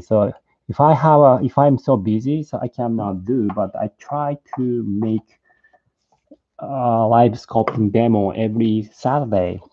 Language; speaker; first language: English; non-native, learner; Japanese